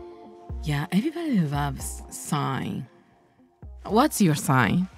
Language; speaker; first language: English; non-native, learner; Japanese